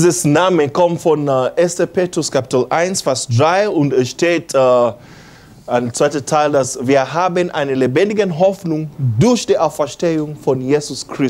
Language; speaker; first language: German; non-native, learner; English